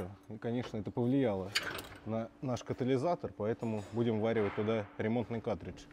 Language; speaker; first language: Russian; native; Russian